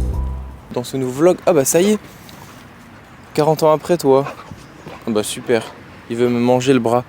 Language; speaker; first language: French; native; French